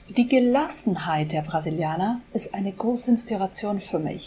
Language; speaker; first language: German; non-native, fluent; Portuguese